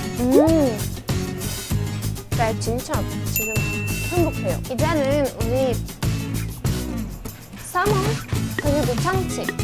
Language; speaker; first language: Korean; non-native, learner; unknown